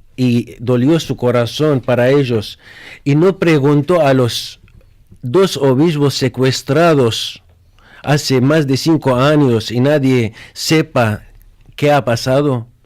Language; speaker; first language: Spanish; non-native, fluent; Arabic